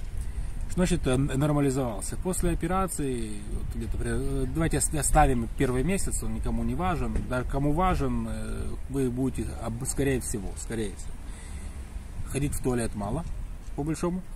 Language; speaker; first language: Russian; native; Russian